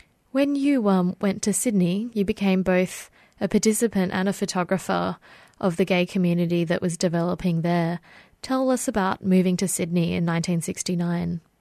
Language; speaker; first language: English; early bilingual, other home language; Chinese